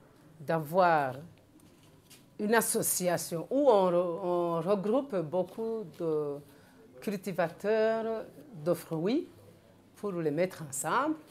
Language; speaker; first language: French; non-native, local second language; Rundi